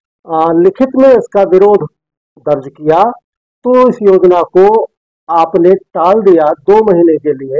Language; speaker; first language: Hindi; native; Hindi